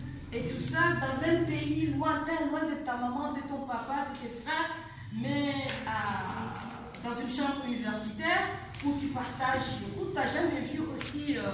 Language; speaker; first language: French; non-native, local second language; Comorian